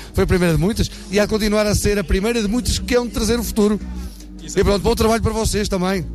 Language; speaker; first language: Portuguese; native; Portuguese